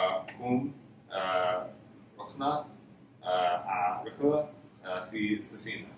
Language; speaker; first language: Arabic; non-native, learner; English